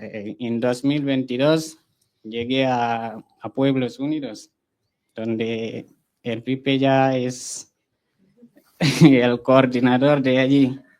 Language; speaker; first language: Spanish; non-native, fluent; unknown